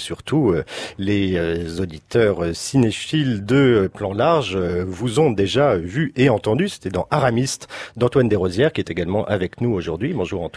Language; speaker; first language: French; native; French